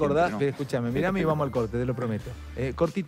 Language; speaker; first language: Spanish; native; Spanish